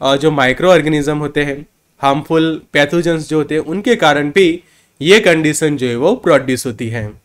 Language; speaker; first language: Hindi; non-native, local second language; Gujarati